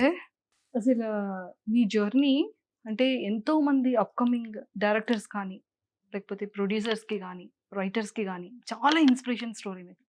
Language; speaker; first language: Telugu; native; Telugu